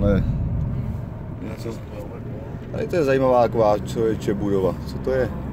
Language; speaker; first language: Czech; native; Czech